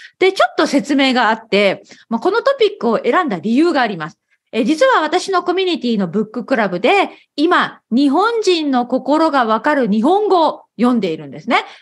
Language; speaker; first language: Japanese; native; Japanese